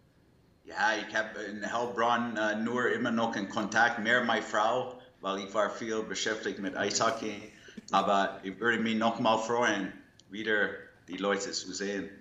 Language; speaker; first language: German; non-native, learner; English